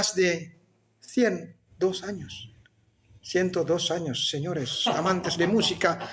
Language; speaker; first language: Spanish; non-native, fluent; Indonesian